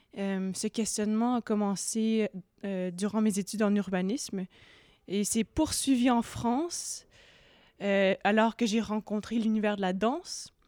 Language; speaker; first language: French; native; French